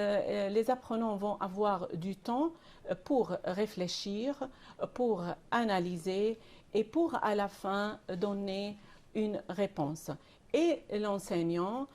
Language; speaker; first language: French; non-native, fluent; Arabic